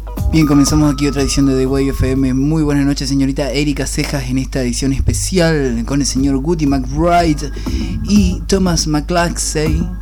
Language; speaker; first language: Spanish; native; Spanish